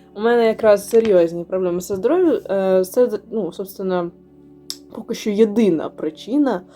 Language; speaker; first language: Ukrainian; non-native, local second language; Russian